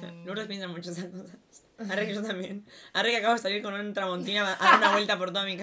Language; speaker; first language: Spanish; native; Spanish